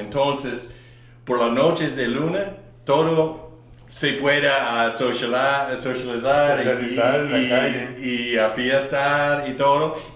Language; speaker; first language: Spanish; non-native, learner; English